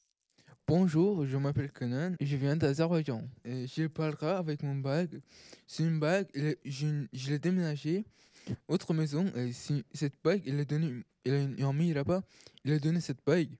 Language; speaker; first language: French; non-native, learner; Azerbaijani